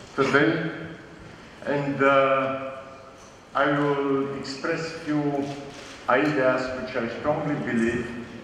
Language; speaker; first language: English; non-native, learner; Romanian